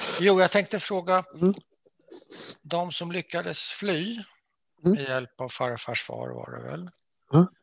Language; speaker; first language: Swedish; native; Swedish